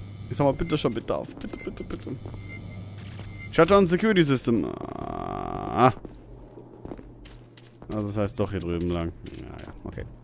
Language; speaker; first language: German; native; German